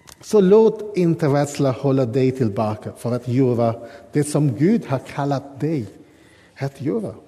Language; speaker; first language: Swedish; non-native, fluent; English